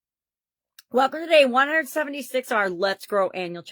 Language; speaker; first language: English; native; English